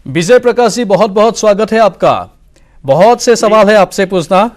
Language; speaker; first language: Hindi; non-native, local second language; Assamese